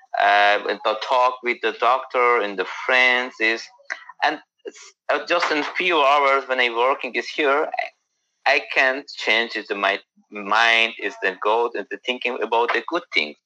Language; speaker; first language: English; non-native, learner; Persian